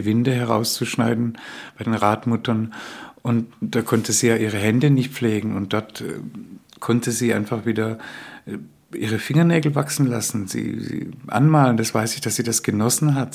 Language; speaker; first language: German; early bilingual, other home language; Spanish